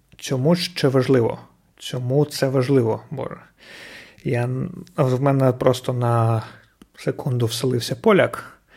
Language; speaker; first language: Ukrainian; non-native, local second language; Russian